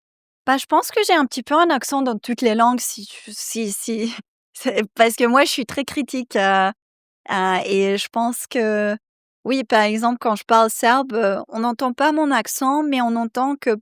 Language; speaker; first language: French; non-native, fluent; Serbian